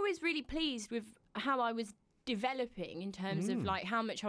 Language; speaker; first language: English; native; English